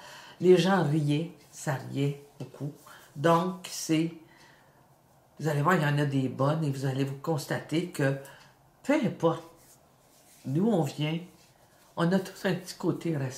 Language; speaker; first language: French; native; French